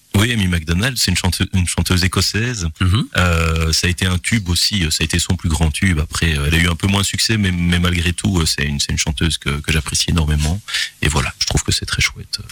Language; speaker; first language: French; native; French